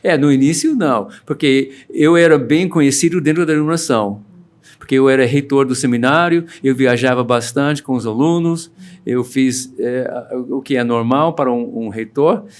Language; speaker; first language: Portuguese; non-native, fluent; English